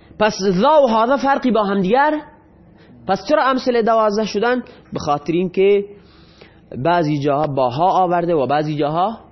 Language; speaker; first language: Persian; non-native, local second language; Baluchi